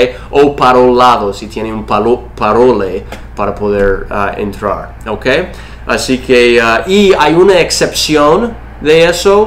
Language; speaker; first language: Spanish; non-native, fluent; English